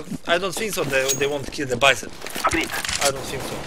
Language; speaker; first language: English; non-native, learner; Polish